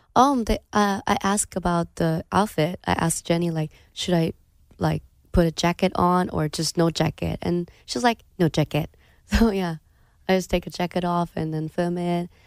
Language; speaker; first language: English; non-native, fluent; Thai